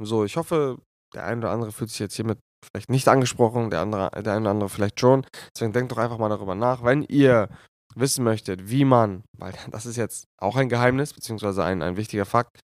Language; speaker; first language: German; native; German